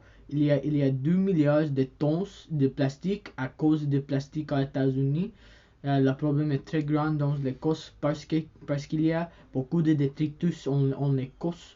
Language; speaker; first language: French; non-native, learner; English